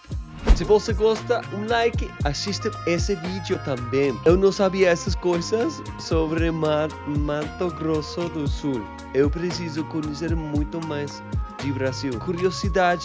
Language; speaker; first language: Portuguese; non-native, learner; English